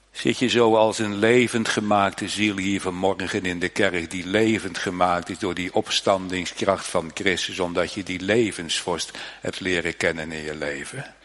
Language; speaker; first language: Dutch; native; Dutch